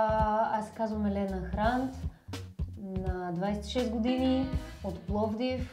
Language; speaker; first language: Bulgarian; native; Bulgarian